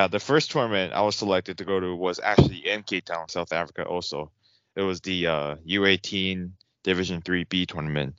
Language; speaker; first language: English; non-native, fluent; Chinese